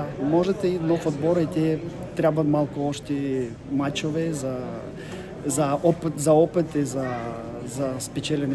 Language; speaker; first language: Bulgarian; non-native, learner; Russian